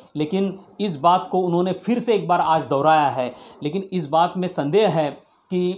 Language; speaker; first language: Hindi; non-native, local second language; Marathi